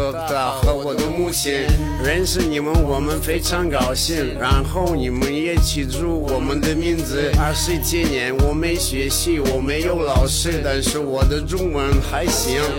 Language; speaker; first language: Chinese; non-native, learner; Russian